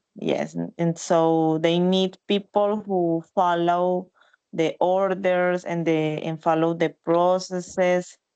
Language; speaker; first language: English; non-native, learner; Spanish